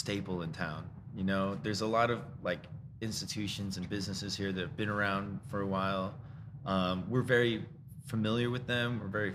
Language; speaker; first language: English; native; English